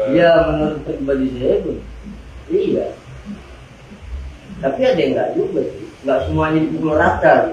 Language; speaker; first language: Indonesian; native; Indonesian